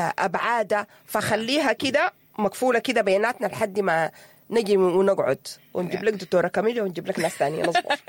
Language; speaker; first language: Arabic; native; Arabic